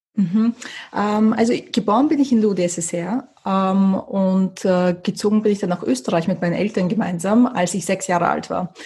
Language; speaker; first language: German; early bilingual, other home language; Russian